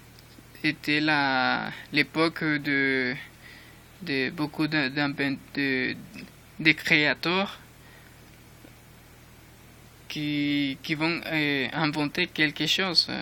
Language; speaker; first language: French; non-native, learner; Spanish